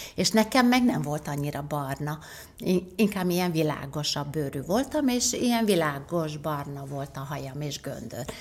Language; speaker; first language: Hungarian; native; Hungarian